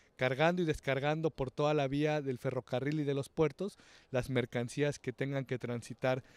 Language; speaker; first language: Spanish; native; Spanish